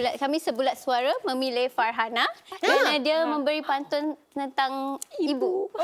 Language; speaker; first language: Malay; native; Malay